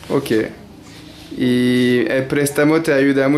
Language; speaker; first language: Spanish; non-native, learner; French